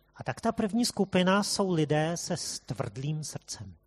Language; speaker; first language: Czech; native; Czech